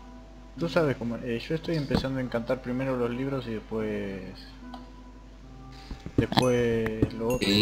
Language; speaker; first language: Spanish; native; Spanish